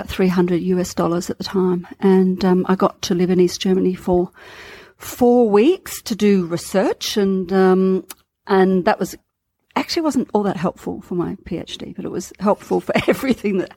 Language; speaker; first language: English; native; English